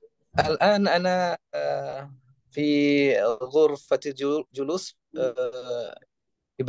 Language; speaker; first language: Arabic; non-native, learner; Indonesian